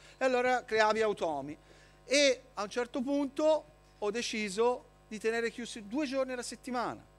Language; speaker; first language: Italian; native; Italian